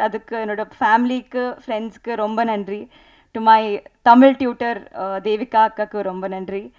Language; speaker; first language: Tamil; non-native, learner; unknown